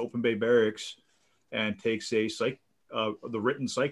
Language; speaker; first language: English; native; English